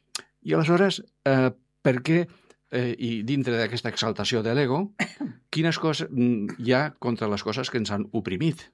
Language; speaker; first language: Catalan; non-native, fluent; Spanish